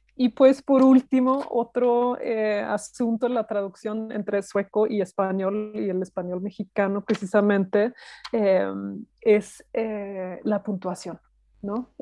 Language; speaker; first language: Spanish; non-native, fluent; Swedish